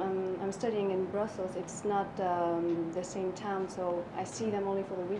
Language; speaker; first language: English; non-native, fluent; French